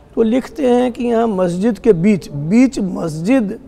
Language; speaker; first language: Hindi; native; Hindi